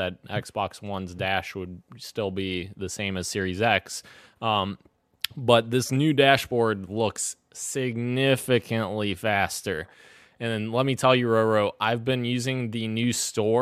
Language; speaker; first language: English; native; English